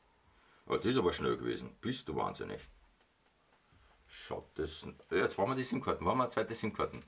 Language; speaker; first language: German; native; German